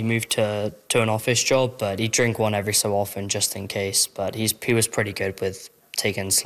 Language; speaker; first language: English; native; English